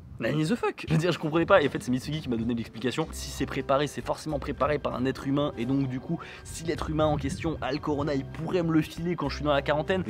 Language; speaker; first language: French; native; French